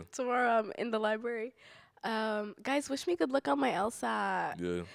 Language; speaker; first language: English; native; English